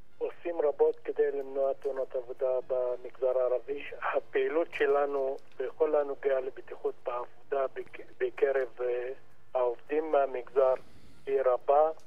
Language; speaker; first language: Hebrew; non-native, local second language; Arabic